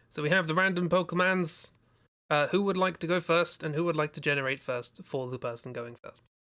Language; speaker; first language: English; native; English